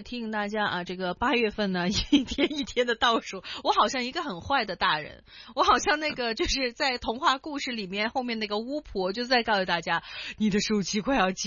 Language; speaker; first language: Chinese; non-native, local second language; Cantonese